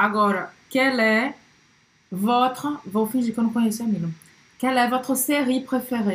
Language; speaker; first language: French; non-native, fluent; Portuguese